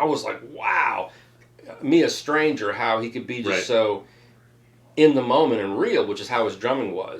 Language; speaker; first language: English; native; English